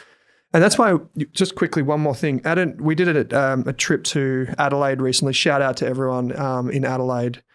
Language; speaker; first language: English; native; English